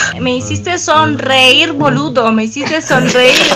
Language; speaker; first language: Spanish; non-native, learner; English